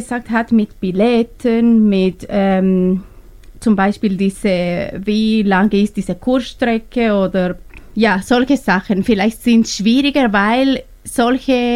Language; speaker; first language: German; non-native, learner; Spanish